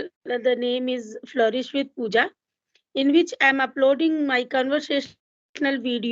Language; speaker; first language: English; non-native, local second language; Hindi